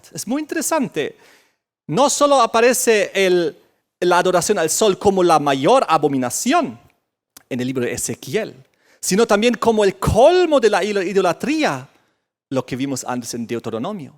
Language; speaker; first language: Spanish; native; Spanish